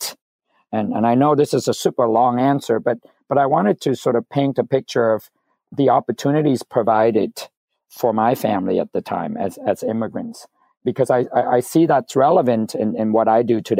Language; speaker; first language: English; non-native, fluent; Vietnamese